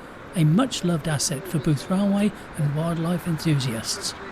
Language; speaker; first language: English; native; English